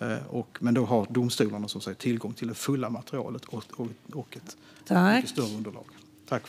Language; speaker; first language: Swedish; native; Swedish